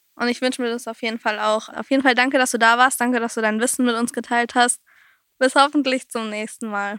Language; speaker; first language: German; native; German